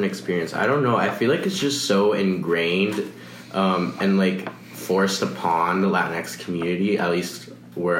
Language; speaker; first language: English; early bilingual, other home language; Spanish